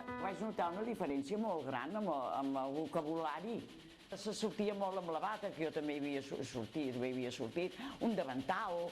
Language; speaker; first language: Catalan; native; Catalan